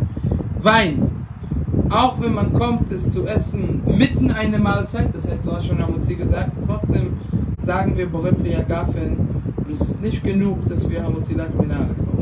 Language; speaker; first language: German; non-native, fluent; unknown